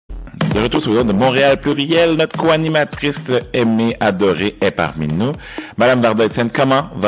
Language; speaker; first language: French; native; French